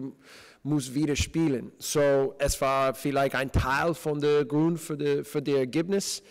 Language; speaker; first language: German; non-native, fluent; English